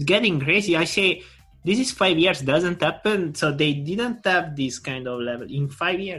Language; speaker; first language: English; non-native, learner; Italian